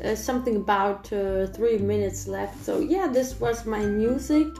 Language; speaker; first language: English; non-native, fluent; German